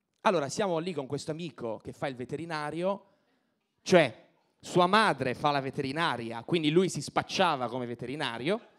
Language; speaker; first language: Italian; native; Italian